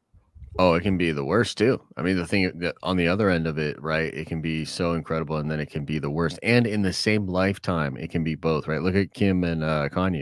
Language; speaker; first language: English; native; English